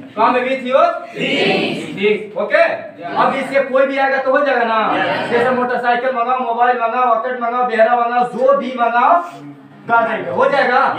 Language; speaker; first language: Hindi; native; Hindi